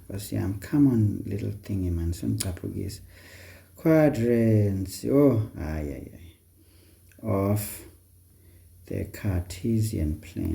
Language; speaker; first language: English; non-native, local second language; Xhosa